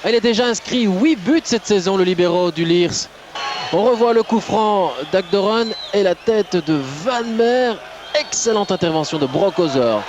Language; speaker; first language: French; native; French